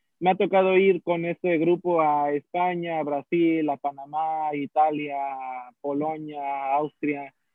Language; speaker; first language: Spanish; early bilingual, heritage; Spanish